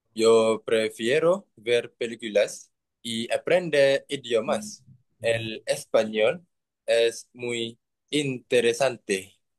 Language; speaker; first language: Spanish; non-native, learner; Malay